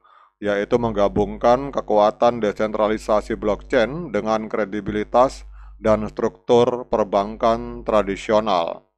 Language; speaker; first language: Indonesian; native; Indonesian